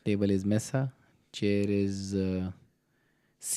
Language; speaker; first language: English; non-native, local second language; Hindi